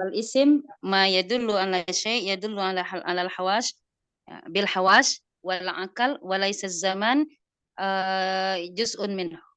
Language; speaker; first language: Arabic; non-native, learner; Indonesian